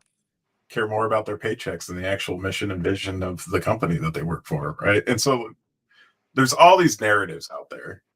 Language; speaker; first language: English; native; English